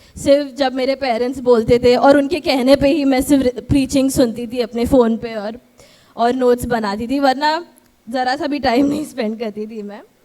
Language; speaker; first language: Hindi; non-native, local second language; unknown